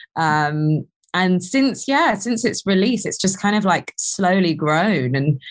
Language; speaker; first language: English; native; English